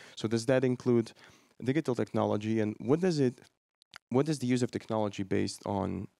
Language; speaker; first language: English; non-native, fluent; Slovak